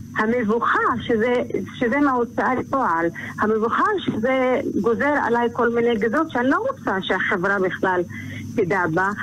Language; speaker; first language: Hebrew; non-native, local second language; Arabic